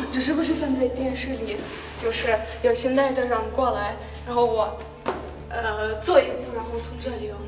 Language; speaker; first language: Chinese; non-native, learner; Ukrainian